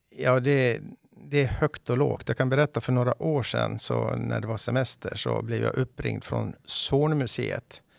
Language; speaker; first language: Swedish; native; Swedish